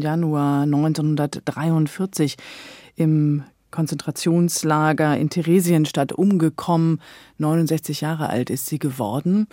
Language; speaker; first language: German; native; German